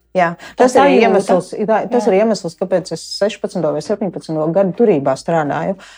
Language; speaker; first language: Latvian; native; Latvian